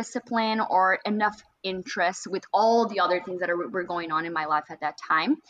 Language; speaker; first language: English; non-native, fluent; Portuguese